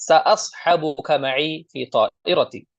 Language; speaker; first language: Arabic; non-native, fluent; Urdu